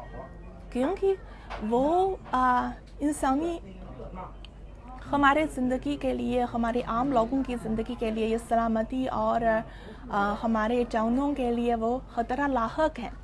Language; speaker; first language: Hindi; non-native, fluent; Chinese